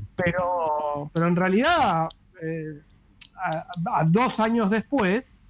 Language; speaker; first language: Spanish; native; Spanish